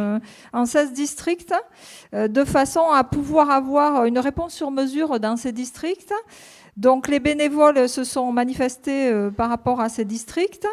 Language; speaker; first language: French; native; French